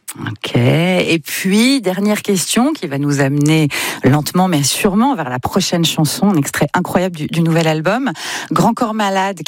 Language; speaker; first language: French; native; French